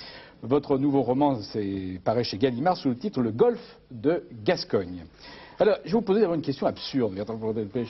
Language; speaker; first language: French; native; French